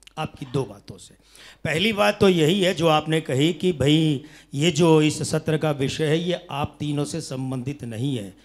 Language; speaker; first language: Hindi; native; Hindi